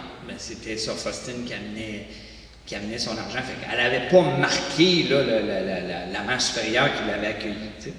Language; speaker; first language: French; native; French